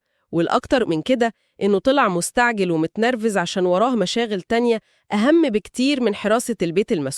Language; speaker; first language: Arabic; native; Arabic